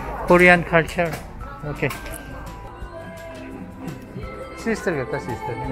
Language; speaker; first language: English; non-native, learner; Korean